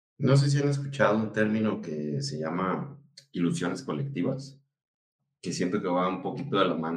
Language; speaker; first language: Spanish; native; Spanish